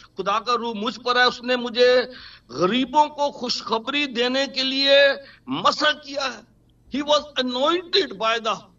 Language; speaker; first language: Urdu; non-native, local second language; Punjabi